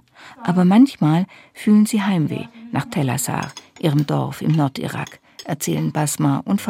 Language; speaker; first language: German; native; German